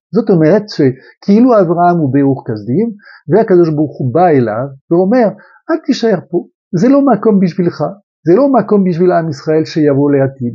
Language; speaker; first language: Hebrew; non-native, fluent; French